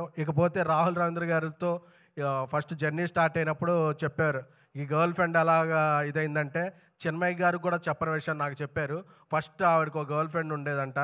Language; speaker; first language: Telugu; native; Telugu